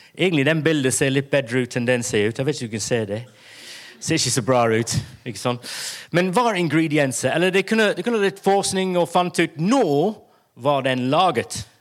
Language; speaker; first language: Norwegian; non-native, fluent; English